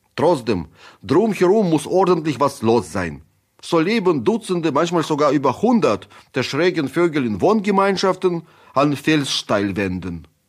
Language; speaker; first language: German; non-native, fluent; Russian